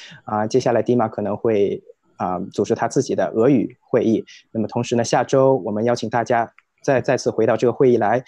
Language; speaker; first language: Chinese; native; Chinese